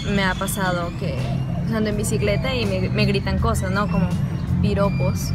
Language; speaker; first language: Spanish; native; Spanish